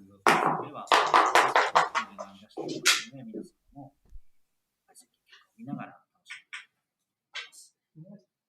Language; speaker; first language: Japanese; native; Japanese